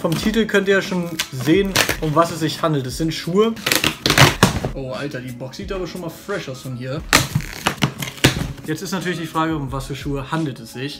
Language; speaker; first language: German; native; German